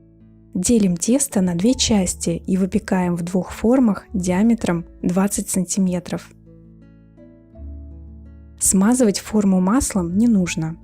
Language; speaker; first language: Russian; native; Russian